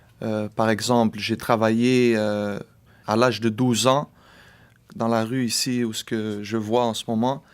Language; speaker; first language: French; early bilingual, other home language; Arabic